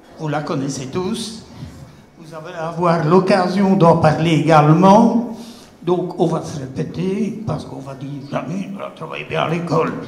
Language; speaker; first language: French; native; French